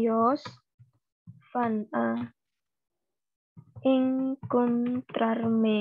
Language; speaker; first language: Spanish; non-native, learner; Indonesian